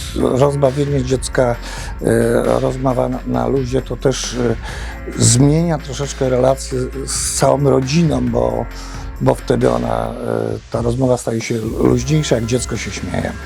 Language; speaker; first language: Polish; native; Polish